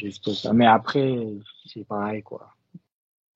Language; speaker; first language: French; non-native, learner; Russian